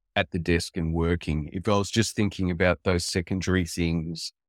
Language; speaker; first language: English; native; English